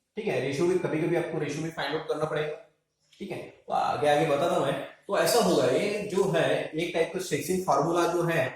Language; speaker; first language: Hindi; non-native, local second language; Marathi